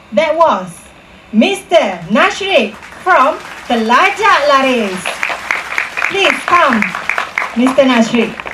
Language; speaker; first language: English; non-native, local second language; Malay